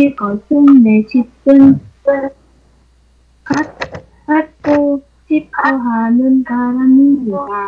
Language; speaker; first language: Korean; non-native, learner; Vietnamese